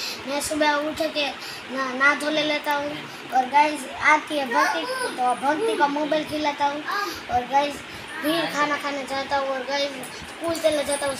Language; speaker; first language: Hindi; non-native, local second language; Gujarati